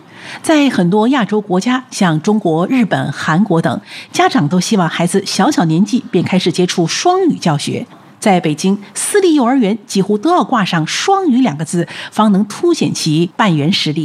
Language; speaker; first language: Chinese; native; Chinese